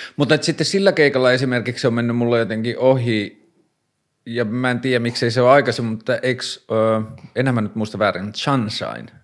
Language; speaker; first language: Finnish; native; Finnish